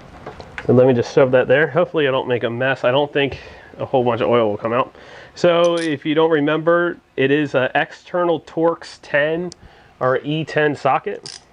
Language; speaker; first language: English; native; English